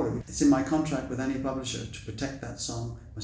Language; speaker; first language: English; native; English